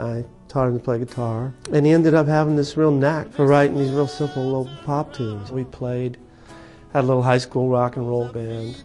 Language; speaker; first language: English; native; English